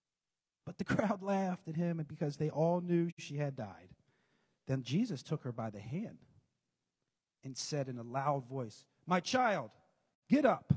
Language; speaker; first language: English; native; English